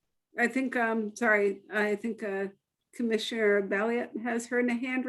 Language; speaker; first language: English; native; English